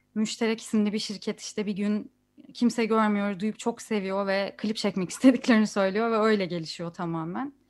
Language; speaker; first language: Turkish; native; Turkish